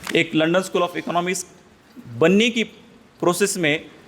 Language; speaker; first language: Hindi; non-native, local second language; Marathi